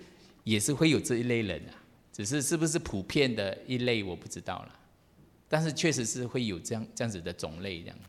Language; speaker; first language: Chinese; native; Chinese